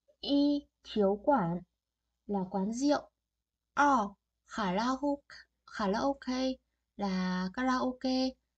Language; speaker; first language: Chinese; non-native, fluent; Vietnamese